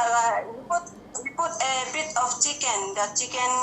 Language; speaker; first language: English; non-native, learner; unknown